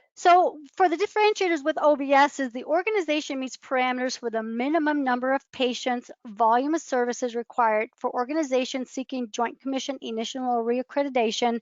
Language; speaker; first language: English; native; English